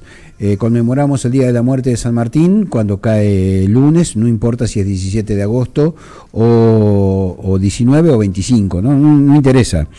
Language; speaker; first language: Spanish; native; Spanish